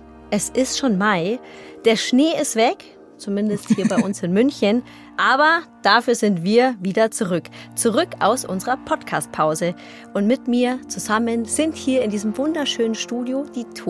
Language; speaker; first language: German; native; German